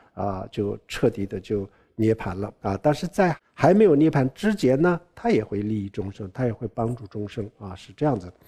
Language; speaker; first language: Chinese; non-native, local second language; Tibetan